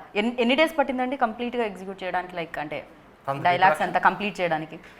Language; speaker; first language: Telugu; native; Telugu